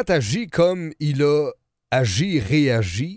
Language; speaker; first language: French; native; French